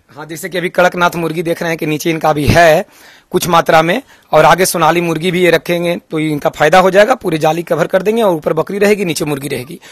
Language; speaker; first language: Hindi; native; Hindi